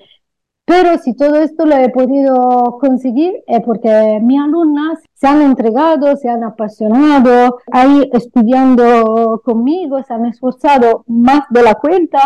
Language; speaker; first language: Spanish; non-native, fluent; Italian